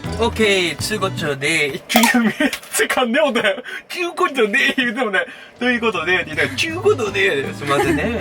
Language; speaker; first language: Japanese; native; Japanese